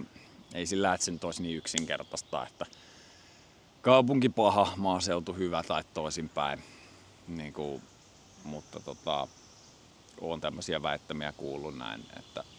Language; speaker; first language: Finnish; native; Finnish